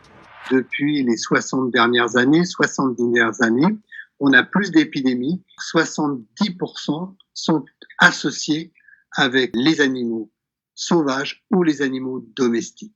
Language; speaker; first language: French; native; French